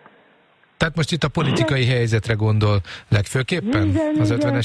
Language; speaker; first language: Hungarian; native; Hungarian